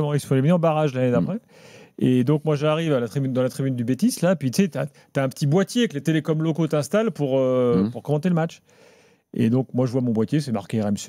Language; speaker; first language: French; native; French